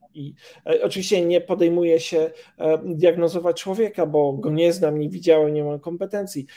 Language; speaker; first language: Polish; native; Polish